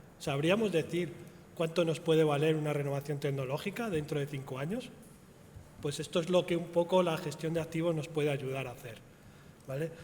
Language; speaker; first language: Spanish; native; Spanish